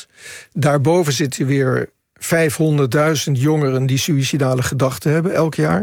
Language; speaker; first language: Dutch; native; Dutch